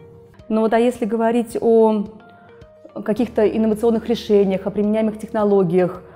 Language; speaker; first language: Russian; native; Russian